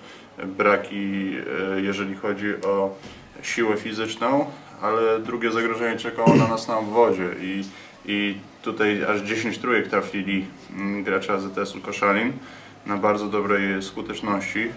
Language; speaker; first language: Polish; native; Polish